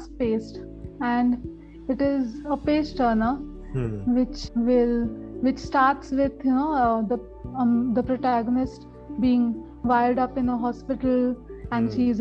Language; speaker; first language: English; non-native, local second language; Marathi